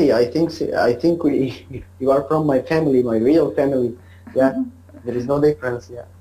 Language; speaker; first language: English; non-native, learner; Arabic